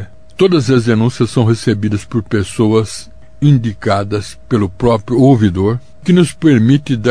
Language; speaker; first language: Portuguese; native; Portuguese